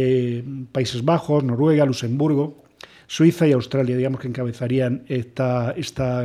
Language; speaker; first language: Spanish; native; Spanish